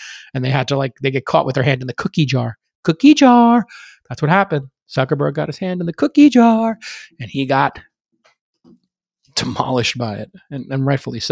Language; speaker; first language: English; native; English